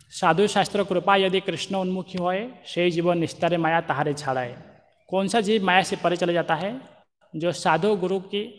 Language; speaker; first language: Hindi; non-native, local second language; Marathi